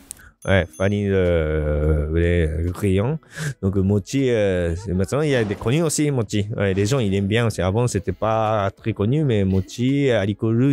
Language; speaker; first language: French; non-native, learner; Japanese